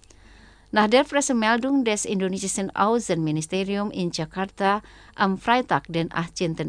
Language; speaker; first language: German; non-native, fluent; Indonesian